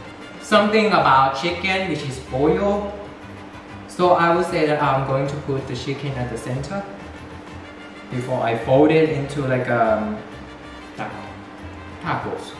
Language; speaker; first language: English; non-native, fluent; Thai